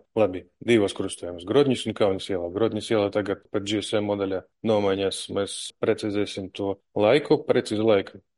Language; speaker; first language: Latvian; non-native, local second language; Russian